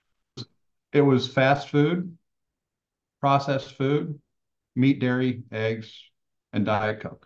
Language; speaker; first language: English; native; English